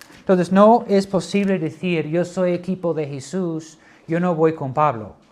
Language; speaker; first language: Spanish; non-native, fluent; English